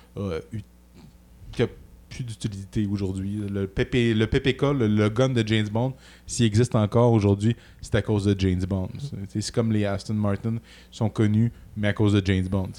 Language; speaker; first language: French; native; French